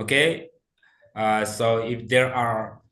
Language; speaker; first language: English; non-native, fluent; Indonesian